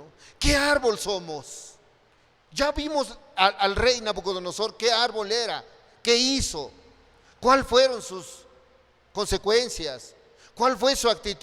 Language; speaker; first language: Spanish; native; Spanish